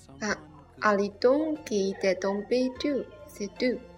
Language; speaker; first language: French; non-native, learner; Chinese